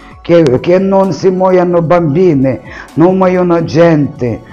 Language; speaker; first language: Italian; non-native, learner; Ukrainian